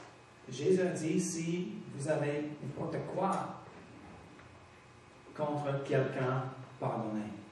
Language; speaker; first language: French; non-native, fluent; English